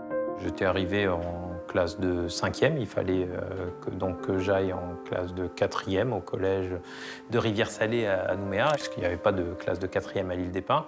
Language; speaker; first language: French; native; French